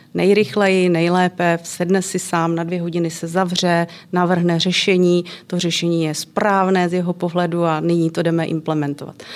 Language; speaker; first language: Czech; native; Czech